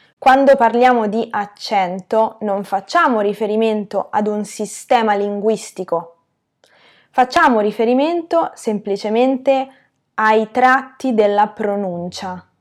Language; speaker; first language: Italian; native; Italian